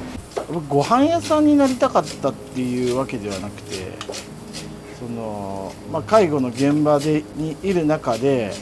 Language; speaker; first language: Japanese; native; Japanese